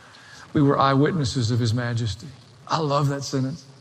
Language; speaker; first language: English; native; English